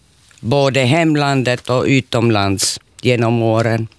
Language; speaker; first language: Swedish; non-native, local second language; Finnish